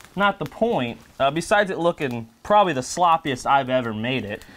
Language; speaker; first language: English; native; English